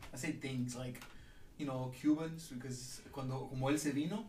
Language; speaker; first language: Spanish; early bilingual, heritage; Spanish